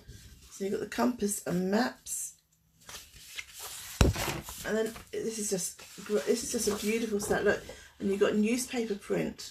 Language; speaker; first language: English; native; English